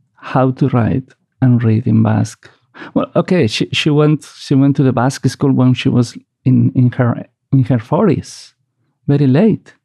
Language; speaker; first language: English; non-native, fluent; Spanish